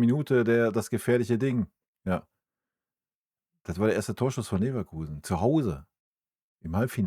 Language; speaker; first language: German; native; German